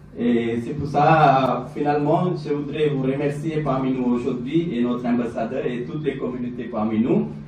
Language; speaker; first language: French; non-native, learner; Sinhala